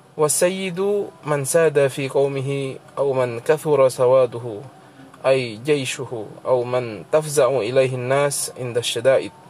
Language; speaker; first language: Arabic; non-native, fluent; Indonesian